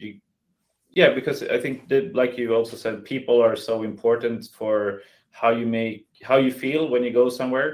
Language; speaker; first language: English; non-native, fluent; Swedish